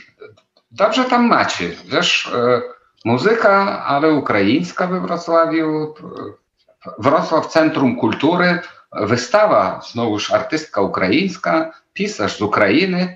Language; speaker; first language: Polish; non-native, fluent; Ukrainian